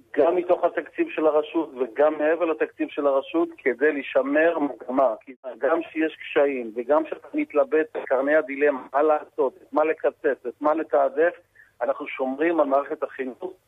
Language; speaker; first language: Hebrew; native; Hebrew